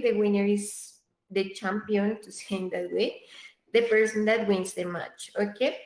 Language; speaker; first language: English; non-native, fluent; Spanish